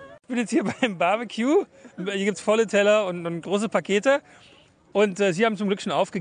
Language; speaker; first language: German; native; German